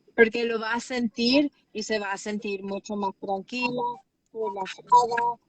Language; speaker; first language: Spanish; early bilingual, heritage; Spanish